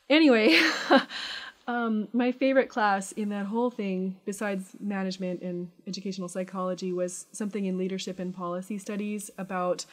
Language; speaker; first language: English; native; English